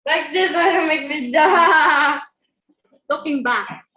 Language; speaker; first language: English; non-native, learner; Indonesian